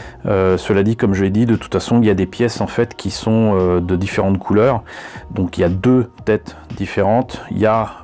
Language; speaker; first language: French; native; French